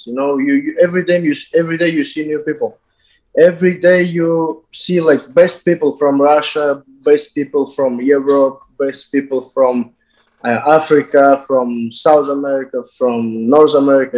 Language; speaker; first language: English; non-native, learner; Azerbaijani